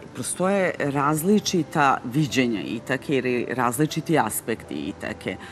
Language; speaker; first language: Serbian; native; Serbian